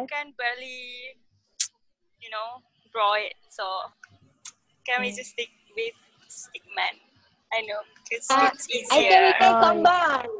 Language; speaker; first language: English; non-native, learner; Malay